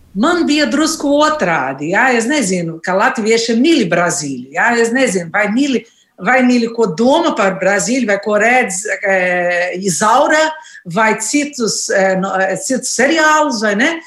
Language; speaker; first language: Latvian; non-native, learner; Portuguese